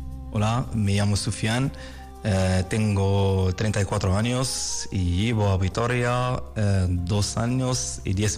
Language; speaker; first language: Spanish; non-native, learner; Arabic